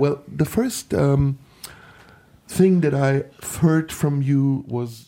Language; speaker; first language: English; non-native, fluent; Turkish